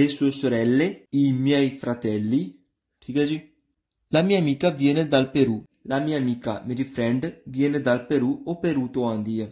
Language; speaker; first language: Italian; non-native, fluent; Punjabi